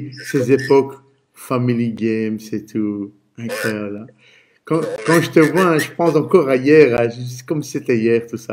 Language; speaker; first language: French; native; French